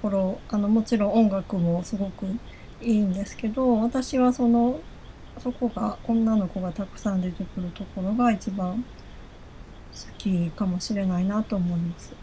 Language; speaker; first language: Japanese; native; Japanese